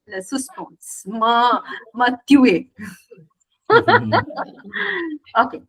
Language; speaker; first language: French; non-native, learner; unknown